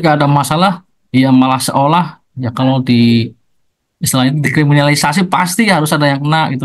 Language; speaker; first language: Indonesian; native; Indonesian